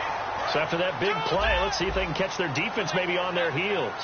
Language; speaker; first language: English; native; English